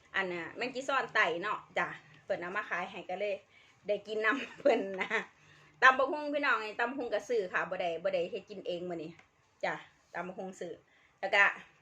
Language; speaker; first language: Thai; native; Thai